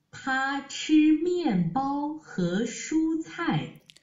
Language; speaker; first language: Chinese; non-native, learner; Vietnamese